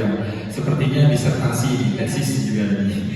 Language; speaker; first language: Indonesian; native; Indonesian